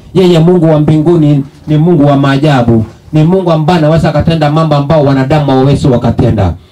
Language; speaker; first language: Swahili; non-native, local second language; Gusii